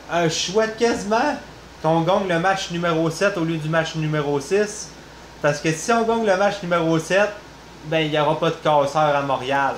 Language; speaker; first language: French; native; French